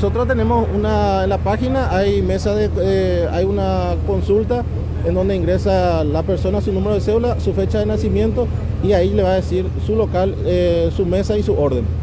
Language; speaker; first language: Spanish; native; Spanish